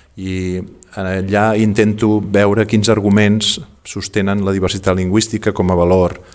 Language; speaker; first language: Catalan; native; Catalan